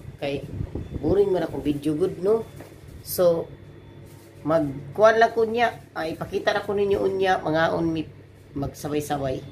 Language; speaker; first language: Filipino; non-native, local second language; Cebuano